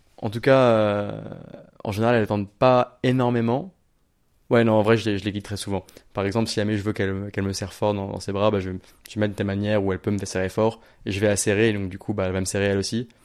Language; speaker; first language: French; native; French